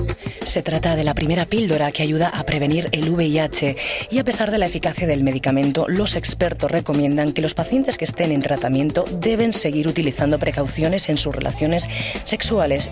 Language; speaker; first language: Spanish; native; Spanish